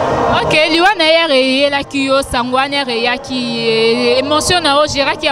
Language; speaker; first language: French; non-native, local second language; Lingala